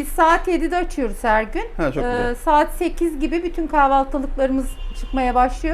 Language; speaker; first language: Turkish; native; Turkish